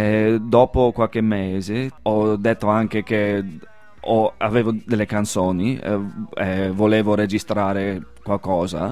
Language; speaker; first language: Italian; non-native, fluent; English